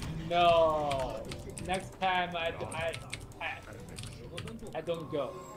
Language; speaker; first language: English; non-native, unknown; Chinese